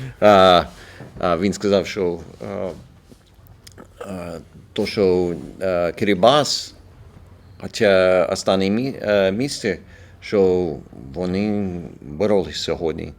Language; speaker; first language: Ukrainian; non-native, local second language; Russian